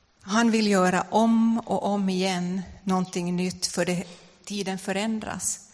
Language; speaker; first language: Swedish; native; Swedish